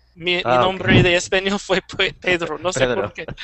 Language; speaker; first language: Spanish; non-native, learner; English